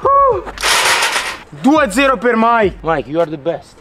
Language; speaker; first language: English; non-native, learner; Italian